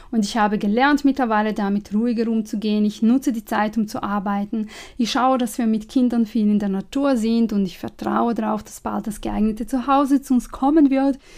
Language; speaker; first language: German; non-native, fluent; Serbian